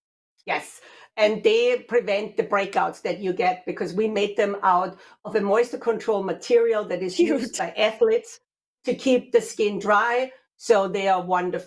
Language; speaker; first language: English; non-native, fluent; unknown